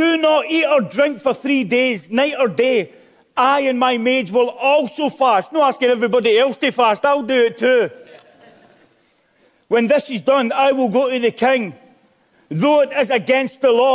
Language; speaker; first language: English; native; English